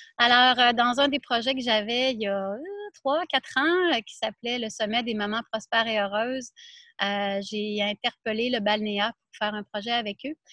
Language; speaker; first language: French; native; French